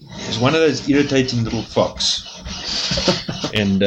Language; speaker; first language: English; native; English